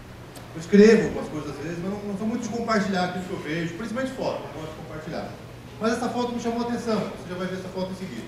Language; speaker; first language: Portuguese; native; Portuguese